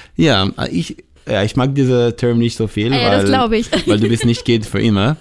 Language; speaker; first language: German; non-native, learner; Hebrew